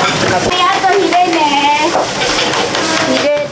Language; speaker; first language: Japanese; native; Japanese